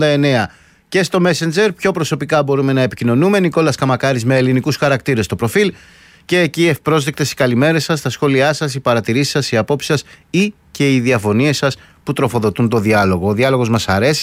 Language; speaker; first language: Greek; native; Greek